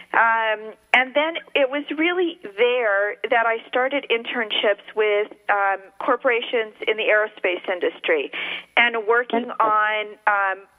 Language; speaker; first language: English; early bilingual, other home language; Spanish